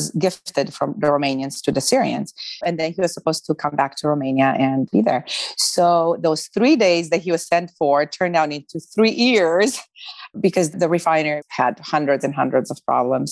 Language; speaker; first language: English; non-native, fluent; Romanian